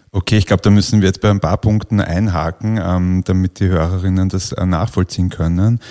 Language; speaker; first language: German; native; German